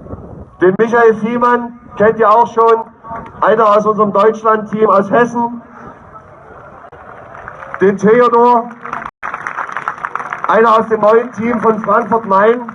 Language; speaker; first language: German; native; German